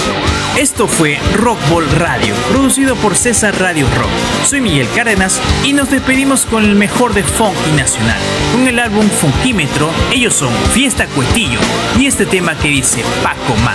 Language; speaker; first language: Spanish; native; Spanish